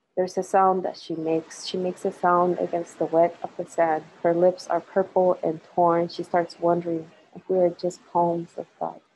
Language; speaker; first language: English; early bilingual, other home language; Spanish